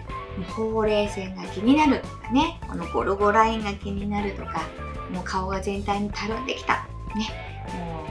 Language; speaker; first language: Japanese; native; Japanese